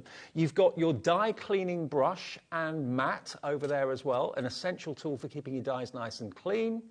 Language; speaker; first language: English; native; English